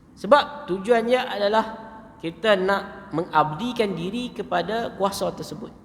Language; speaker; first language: Malay; native; Malay